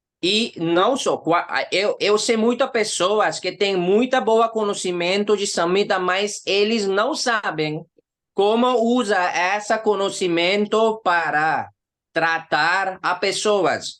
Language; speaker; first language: Portuguese; non-native, learner; Hindi